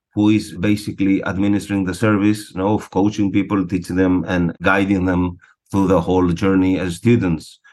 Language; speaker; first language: English; non-native, fluent; Greek